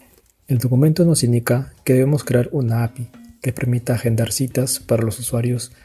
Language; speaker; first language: Spanish; native; Spanish